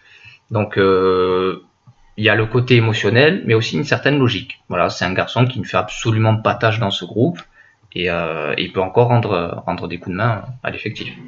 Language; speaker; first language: French; native; French